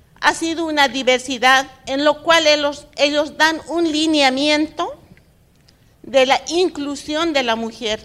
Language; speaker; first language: Spanish; non-native, local second language; Aymara